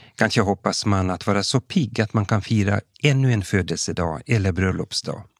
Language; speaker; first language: Swedish; native; Swedish